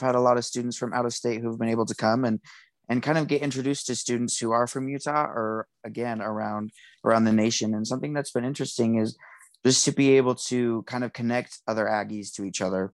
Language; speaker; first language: English; native; English